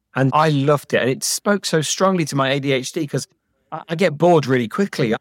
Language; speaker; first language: English; native; English